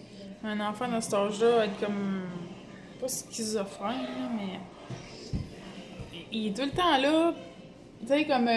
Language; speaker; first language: French; native; French